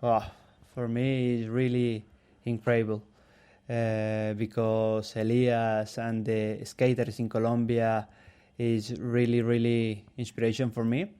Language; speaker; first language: English; non-native, learner; Spanish